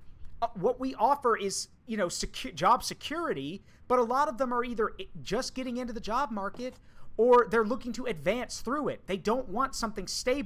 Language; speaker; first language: English; native; English